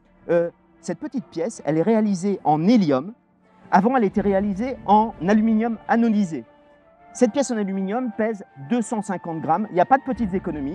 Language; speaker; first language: French; native; French